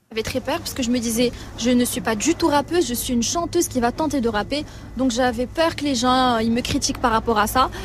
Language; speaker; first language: French; non-native, local second language; Arabic